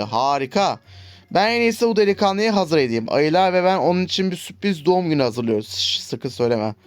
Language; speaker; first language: Turkish; native; Turkish